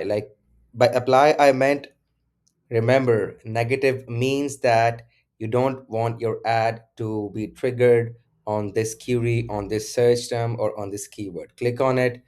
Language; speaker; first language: English; non-native, local second language; Urdu